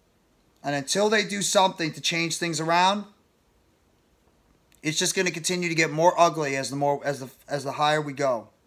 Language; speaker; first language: English; native; English